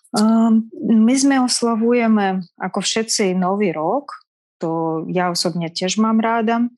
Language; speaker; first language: Slovak; non-native, fluent; Kazakh